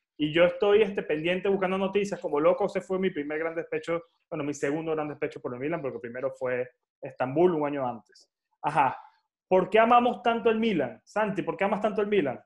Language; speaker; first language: Spanish; native; Spanish